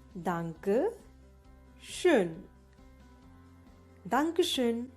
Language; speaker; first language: German; non-native, fluent; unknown